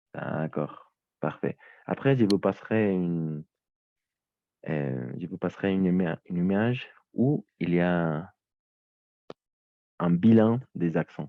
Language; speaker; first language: French; native; French